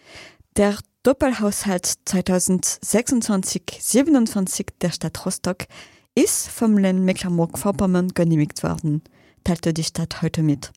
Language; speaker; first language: German; native; German